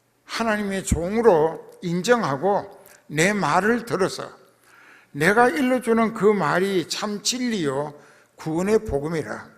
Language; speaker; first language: Korean; native; Korean